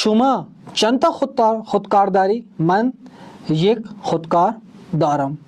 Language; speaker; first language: Persian; non-native, fluent; Urdu